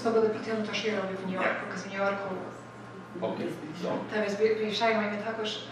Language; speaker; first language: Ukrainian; early bilingual, heritage; Ukrainian